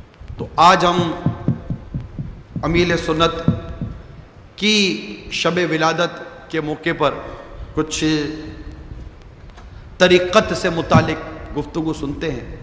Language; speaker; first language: Urdu; native; Urdu